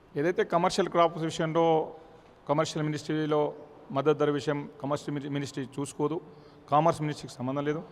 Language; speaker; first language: Telugu; native; Telugu